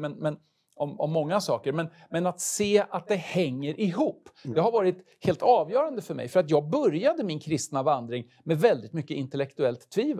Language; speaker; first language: Swedish; native; Swedish